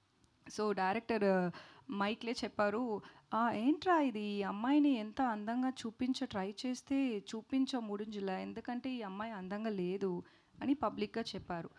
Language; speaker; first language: Telugu; non-native, learner; Tamil